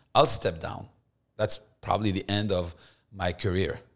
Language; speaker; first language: English; non-native, fluent; French